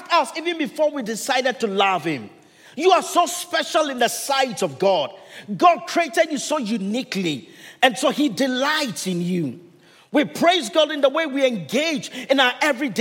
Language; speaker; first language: English; non-native, local second language; Akan